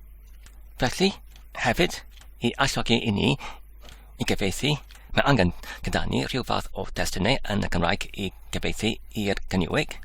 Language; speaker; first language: Welsh; non-native, learner; English